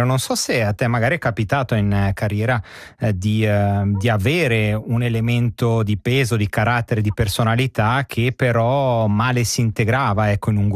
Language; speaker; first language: Italian; native; Italian